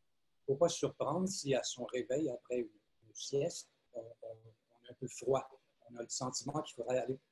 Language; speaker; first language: French; native; French